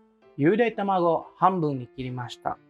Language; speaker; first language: Japanese; non-native, fluent; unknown